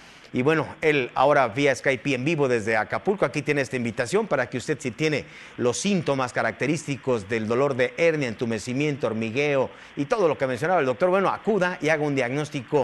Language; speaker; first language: Spanish; native; Spanish